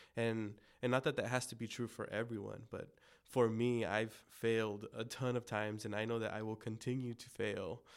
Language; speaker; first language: English; early bilingual, other home language; Spanish